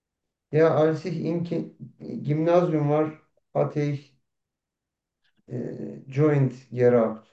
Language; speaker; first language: German; non-native, learner; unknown